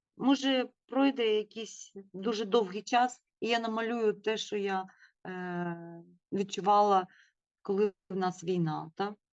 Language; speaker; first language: Ukrainian; non-native, local second language; Russian